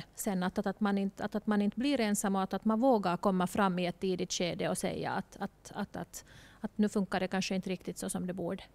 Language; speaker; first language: Swedish; non-native, local second language; Finnish